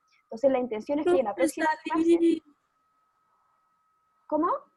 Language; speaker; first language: Spanish; native; Spanish